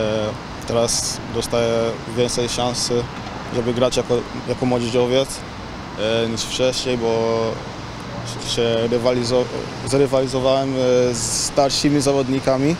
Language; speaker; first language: Polish; non-native, fluent; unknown